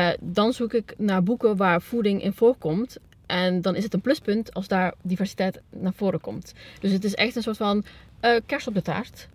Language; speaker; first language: Dutch; early bilingual, other home language; Spanish